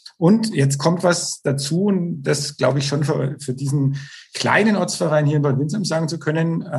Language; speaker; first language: German; native; German